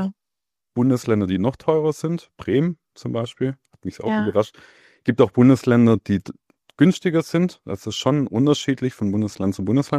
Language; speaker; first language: German; native; German